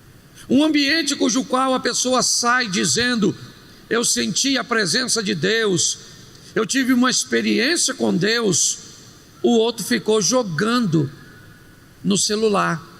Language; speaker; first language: Portuguese; native; Portuguese